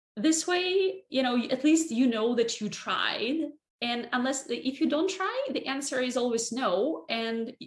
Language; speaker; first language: English; non-native, fluent; Russian